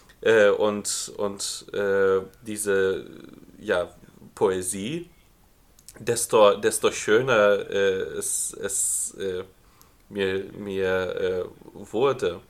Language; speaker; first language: German; non-native, fluent; Lithuanian